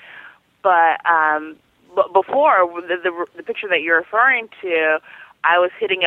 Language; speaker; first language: English; native; English